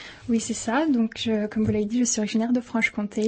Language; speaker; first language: French; native; French